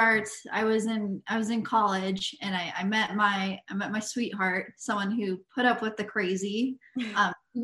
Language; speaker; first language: English; native; English